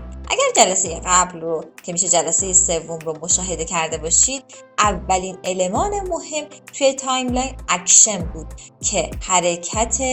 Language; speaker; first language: Persian; native; Persian